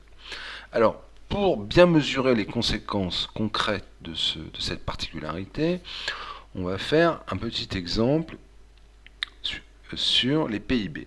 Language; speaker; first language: French; native; French